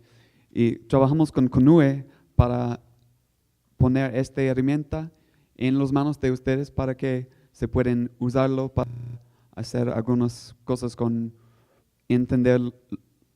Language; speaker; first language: Spanish; non-native, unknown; English